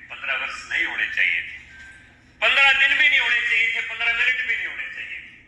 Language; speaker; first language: Hindi; native; Hindi